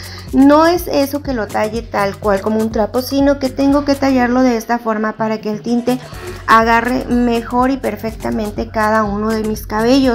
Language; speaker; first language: Spanish; native; Spanish